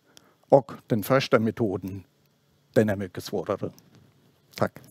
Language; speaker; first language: Swedish; non-native, fluent; German